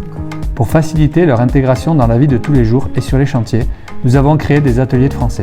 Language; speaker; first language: French; native; French